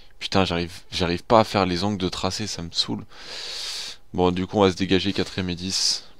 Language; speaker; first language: French; native; French